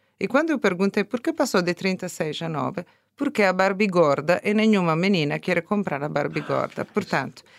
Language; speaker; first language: Portuguese; non-native, fluent; Italian